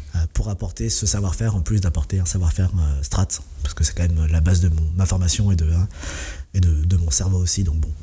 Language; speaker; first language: French; native; French